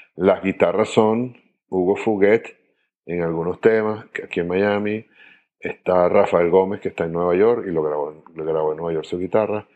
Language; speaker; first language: Spanish; native; Spanish